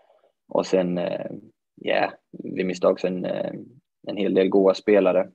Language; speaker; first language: Swedish; native; Swedish